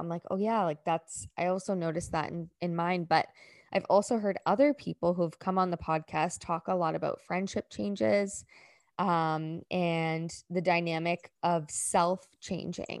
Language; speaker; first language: English; native; English